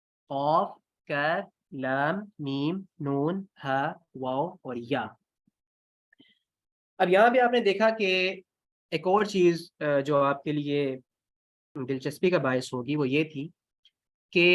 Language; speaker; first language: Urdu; non-native, local second language; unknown